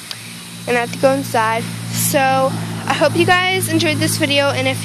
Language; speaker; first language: English; native; English